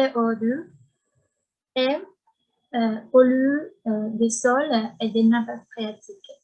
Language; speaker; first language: French; non-native, learner; Spanish